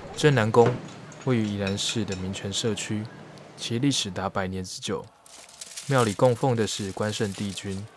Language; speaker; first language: Chinese; native; Chinese